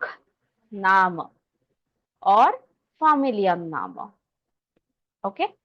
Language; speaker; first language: German; non-native, fluent; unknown